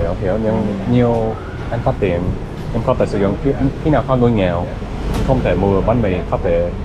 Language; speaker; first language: Vietnamese; non-native, learner; English